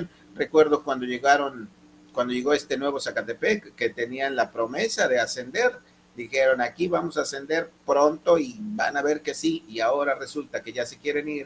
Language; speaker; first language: Spanish; native; Spanish